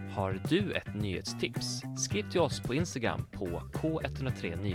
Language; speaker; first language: Swedish; native; Swedish